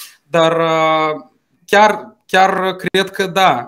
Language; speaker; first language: Romanian; non-native, local second language; Russian